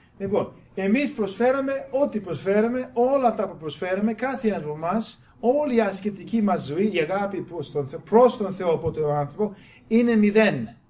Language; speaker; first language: Greek; non-native, fluent; English